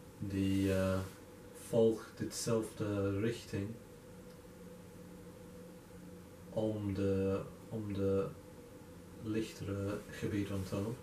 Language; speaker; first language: Dutch; non-native, fluent; English